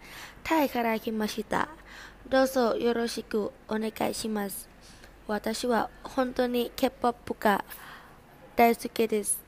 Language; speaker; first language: Japanese; non-native, learner; Thai